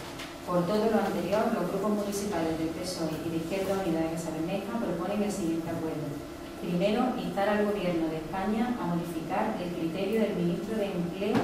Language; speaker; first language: Spanish; native; Spanish